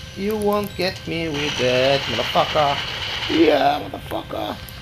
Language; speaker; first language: English; non-native, fluent; Italian